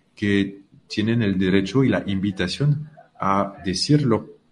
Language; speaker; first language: Spanish; non-native, fluent; French